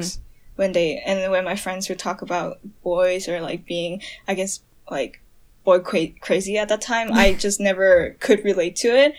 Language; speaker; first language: English; non-native, local second language; Cantonese